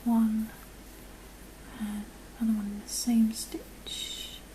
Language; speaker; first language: English; native; English